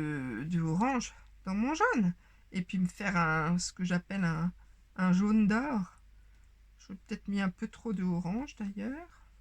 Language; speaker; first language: French; native; French